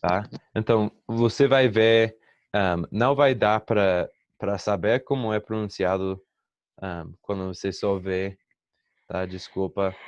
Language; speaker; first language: Portuguese; non-native, fluent; English